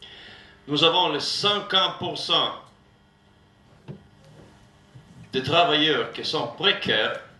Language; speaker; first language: French; non-native, learner; Italian